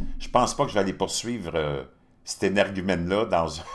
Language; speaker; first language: French; native; French